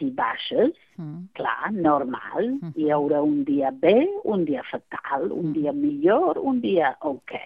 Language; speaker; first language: Catalan; non-native, fluent; English